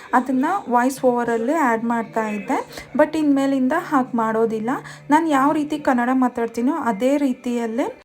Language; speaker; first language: Kannada; non-native, local second language; Telugu